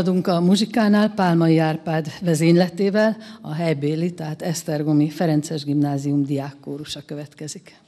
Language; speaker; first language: Hungarian; native; Hungarian